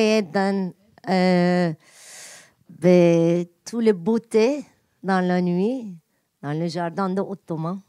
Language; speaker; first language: French; non-native, learner; Turkish